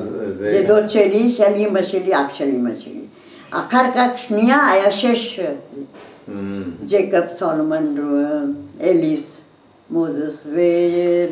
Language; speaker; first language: Hebrew; non-native, learner; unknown